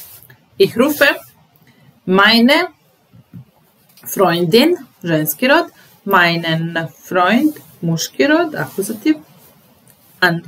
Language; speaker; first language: German; non-native, fluent; Serbian